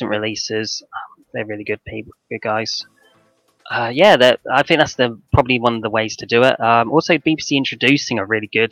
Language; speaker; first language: English; native; English